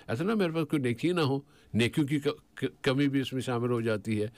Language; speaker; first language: Hindi; native; Hindi